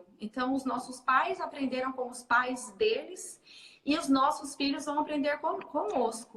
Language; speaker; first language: Portuguese; native; Portuguese